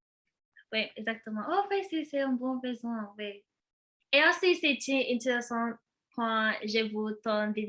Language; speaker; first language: French; non-native, learner; English